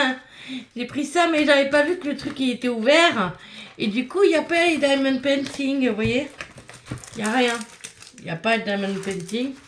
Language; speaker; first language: French; native; French